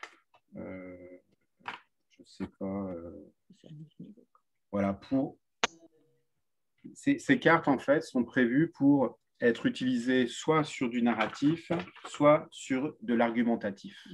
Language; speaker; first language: French; native; French